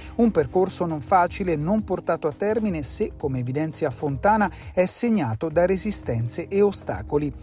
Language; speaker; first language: Italian; native; Italian